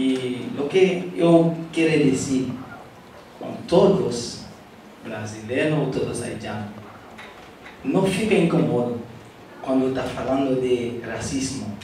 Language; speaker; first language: Portuguese; non-native, learner; Haitian Creole